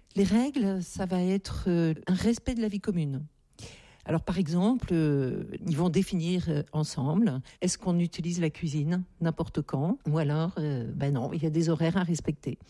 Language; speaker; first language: French; native; French